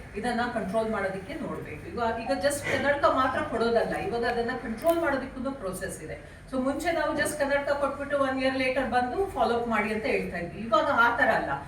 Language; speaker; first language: Kannada; non-native, learner; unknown